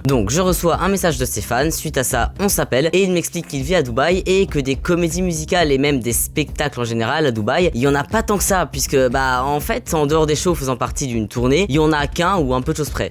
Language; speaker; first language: French; native; French